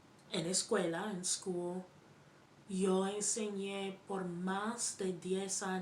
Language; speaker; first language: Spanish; non-native, learner; English